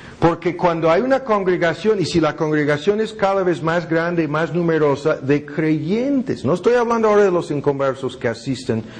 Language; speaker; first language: Spanish; non-native, fluent; English